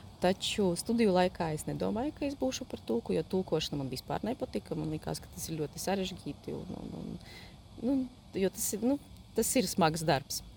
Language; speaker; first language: Latvian; non-native, local second language; Polish